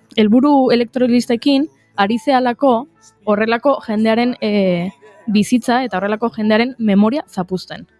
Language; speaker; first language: Basque; native; Basque